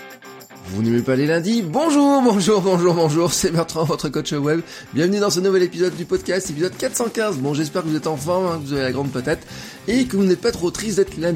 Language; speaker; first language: French; native; French